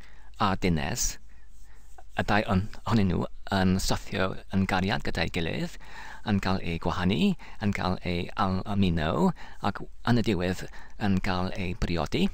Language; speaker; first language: Welsh; non-native, learner; English